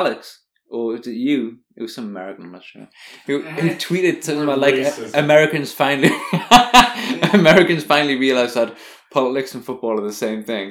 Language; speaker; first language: English; native; English